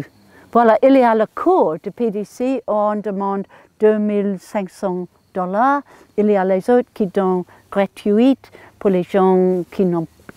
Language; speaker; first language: French; non-native, learner; English